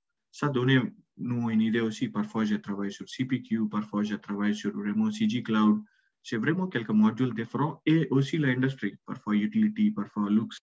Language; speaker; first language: French; non-native, learner; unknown